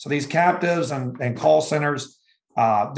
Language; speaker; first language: English; native; English